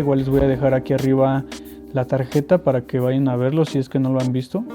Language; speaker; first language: Spanish; native; Spanish